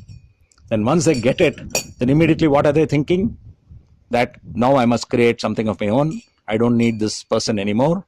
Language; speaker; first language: English; non-native, local second language; Tamil